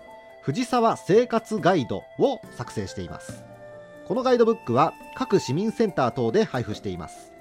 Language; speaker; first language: Japanese; native; Japanese